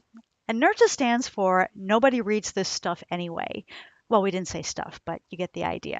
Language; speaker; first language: English; native; English